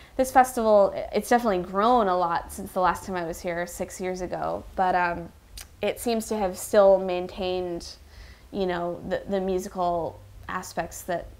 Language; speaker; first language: English; native; English